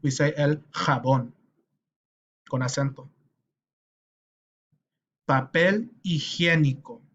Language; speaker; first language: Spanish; non-native, fluent; English